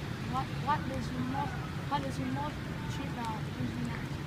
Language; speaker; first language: English; non-native, learner; Vietnamese